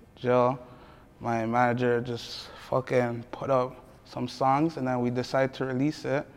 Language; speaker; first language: English; early bilingual, other home language; French